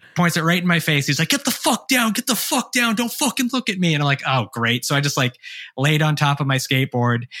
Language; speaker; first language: English; native; English